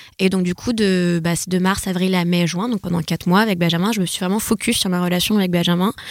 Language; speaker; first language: French; native; French